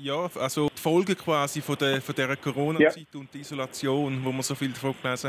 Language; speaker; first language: German; native; German